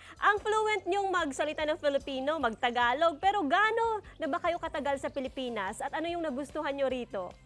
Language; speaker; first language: Filipino; native; Filipino